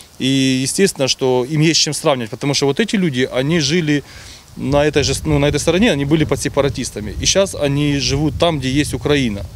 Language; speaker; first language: Russian; native; Russian